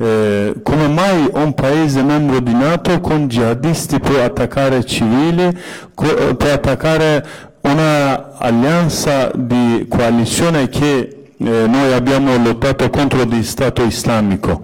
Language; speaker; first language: Italian; non-native, fluent; Kurdish